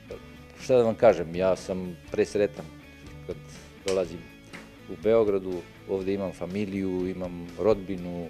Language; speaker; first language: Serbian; early bilingual, heritage; Serbian